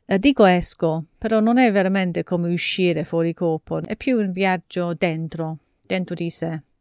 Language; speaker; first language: Italian; non-native, fluent; English